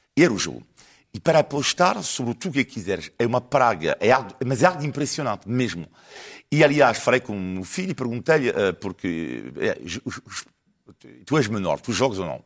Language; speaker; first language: Portuguese; non-native, fluent; French